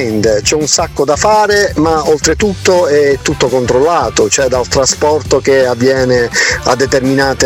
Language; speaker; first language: Italian; native; Italian